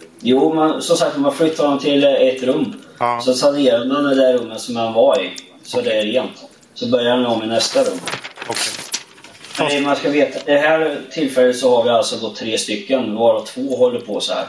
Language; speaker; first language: Swedish; non-native, fluent; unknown